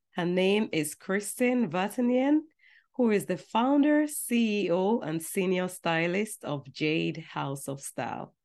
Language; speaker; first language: English; non-native, local second language; Yoruba